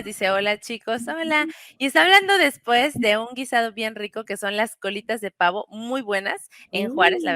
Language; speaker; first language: Spanish; native; Spanish